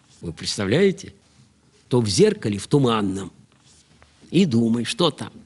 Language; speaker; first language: Russian; native; Russian